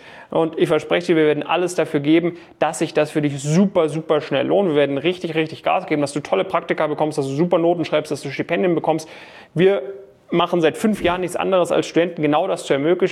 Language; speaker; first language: German; native; German